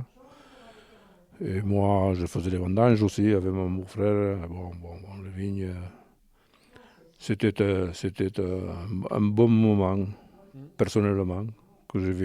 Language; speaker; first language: French; native; French